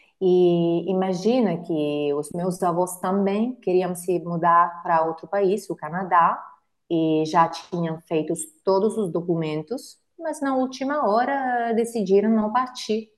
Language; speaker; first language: Portuguese; non-native, fluent; Italian